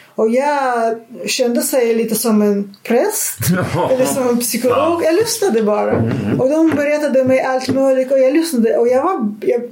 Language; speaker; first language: Swedish; non-native, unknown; Russian